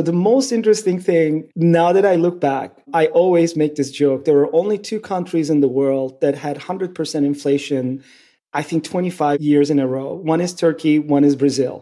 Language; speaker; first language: English; non-native, fluent; Turkish